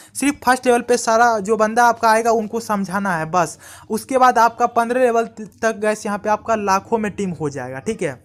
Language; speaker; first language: Hindi; non-native, local second language; Punjabi